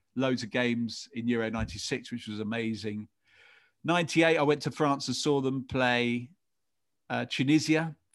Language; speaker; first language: English; native; English